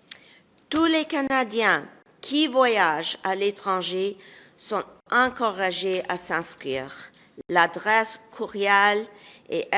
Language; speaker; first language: French; non-native, local second language; English